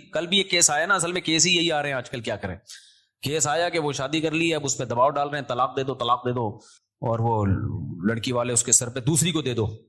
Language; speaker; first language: Urdu; native; Urdu